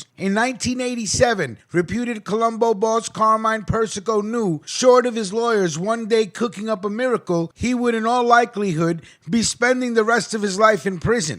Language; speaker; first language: English; native; English